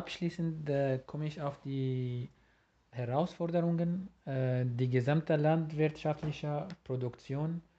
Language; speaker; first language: German; non-native, learner; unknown